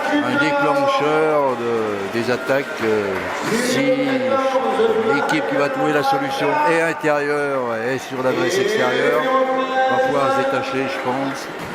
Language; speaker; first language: French; native; French